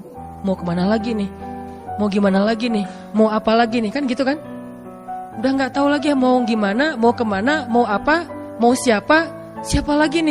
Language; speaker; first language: Indonesian; native; Indonesian